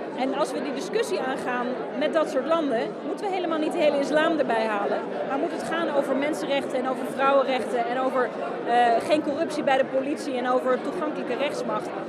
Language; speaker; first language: Dutch; non-native, fluent; Persian